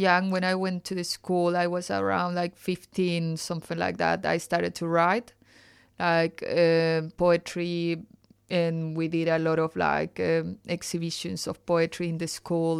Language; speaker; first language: English; non-native, fluent; Spanish